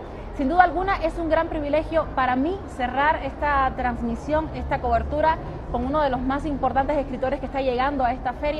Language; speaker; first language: Spanish; native; Spanish